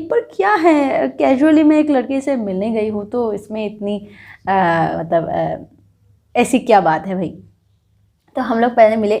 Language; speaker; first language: Hindi; non-native, local second language; Bangla